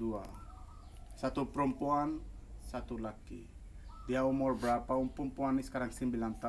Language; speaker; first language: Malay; non-native, learner; Bangla